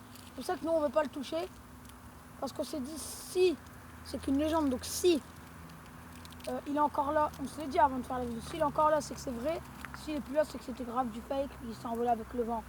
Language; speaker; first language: French; native; French